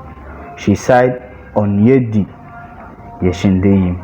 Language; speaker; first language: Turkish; non-native, learner; Somali